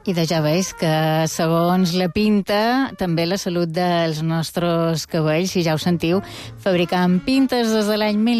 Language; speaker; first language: Catalan; native; Catalan